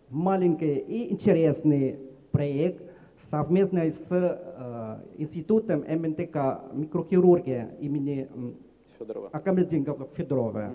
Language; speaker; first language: Russian; non-native, fluent; Vietnamese